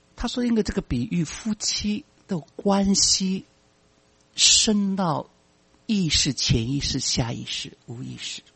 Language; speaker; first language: Chinese; non-native, local second language; Cantonese